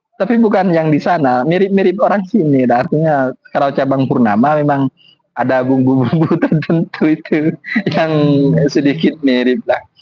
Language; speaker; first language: Indonesian; non-native, local second language; Madurese